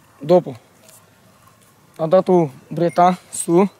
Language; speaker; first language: Italian; non-native, learner; French